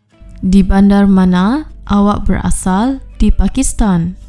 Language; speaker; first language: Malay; non-native, fluent; Urdu